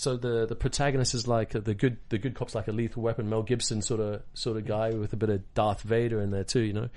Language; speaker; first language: English; native; English